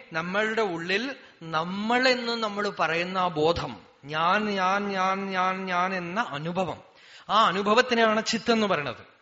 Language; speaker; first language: Malayalam; native; Malayalam